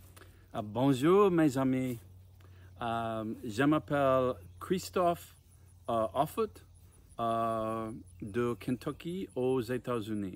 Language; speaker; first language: French; non-native, learner; English